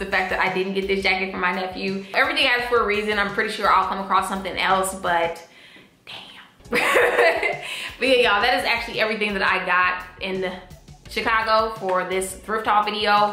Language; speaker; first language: English; native; English